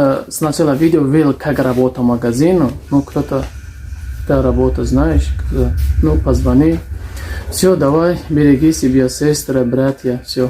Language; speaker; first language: Russian; non-native, learner; Tajik